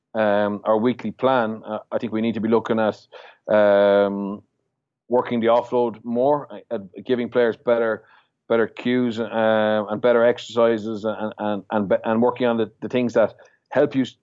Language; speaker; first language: English; native; English